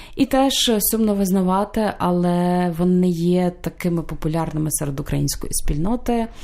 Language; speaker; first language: Ukrainian; native; Ukrainian